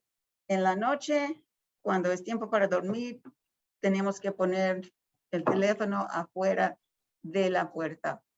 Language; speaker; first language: Spanish; early bilingual, heritage; Spanish